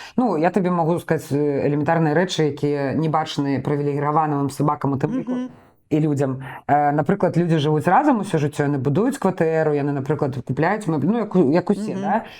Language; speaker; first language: Belarusian; non-native, local second language; Russian